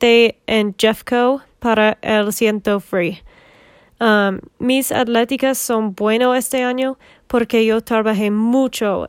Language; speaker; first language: Spanish; non-native, learner; English